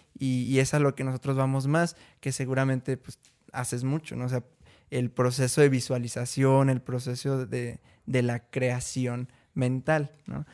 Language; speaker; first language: Spanish; native; Spanish